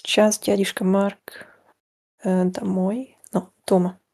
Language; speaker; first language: Russian; non-native, learner; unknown